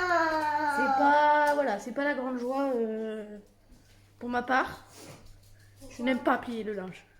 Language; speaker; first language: French; native; French